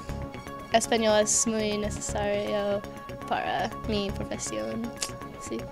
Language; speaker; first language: Spanish; non-native, learner; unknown